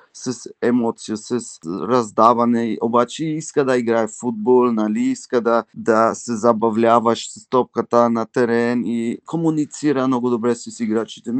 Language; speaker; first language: Bulgarian; early bilingual, heritage; Bulgarian